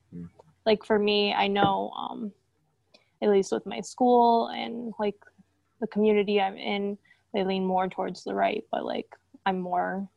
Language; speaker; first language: English; native; English